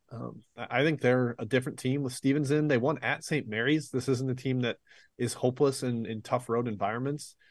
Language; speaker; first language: English; native; English